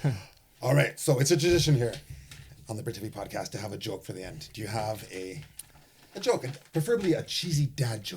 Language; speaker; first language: English; native; English